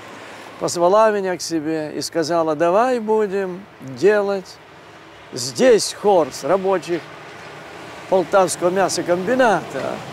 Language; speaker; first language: Russian; non-native, local second language; Ukrainian